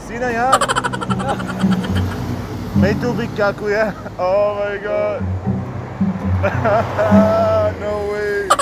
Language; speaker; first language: Filipino; non-native, fluent; Arabic